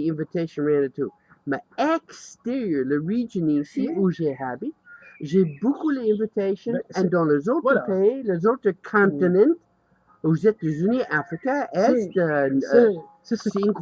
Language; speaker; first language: French; non-native, learner; English